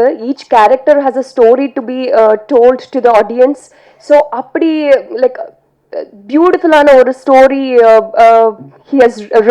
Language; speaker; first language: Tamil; non-native, learner; Telugu